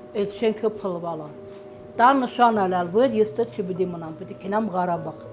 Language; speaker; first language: Armenian; native; Armenian